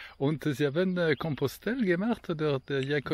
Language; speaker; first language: German; non-native, learner; French